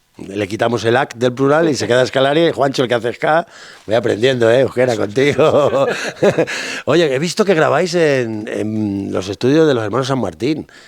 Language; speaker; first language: Spanish; native; Spanish